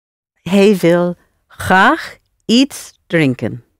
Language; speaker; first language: Dutch; non-native, learner; English